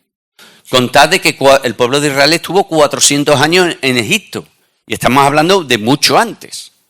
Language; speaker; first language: Spanish; native; Spanish